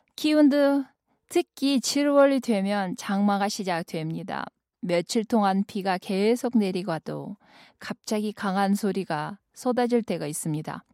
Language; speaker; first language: Korean; non-native, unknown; Kyrgyz